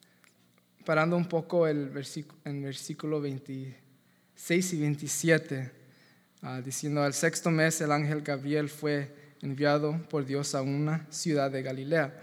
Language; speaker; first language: Spanish; native; Spanish